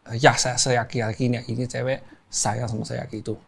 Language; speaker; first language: Indonesian; non-native, learner; Chinese